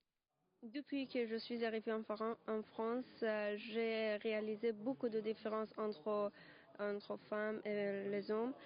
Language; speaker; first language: French; non-native, learner; Persian